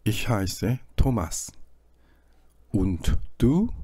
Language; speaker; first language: German; non-native, fluent; Korean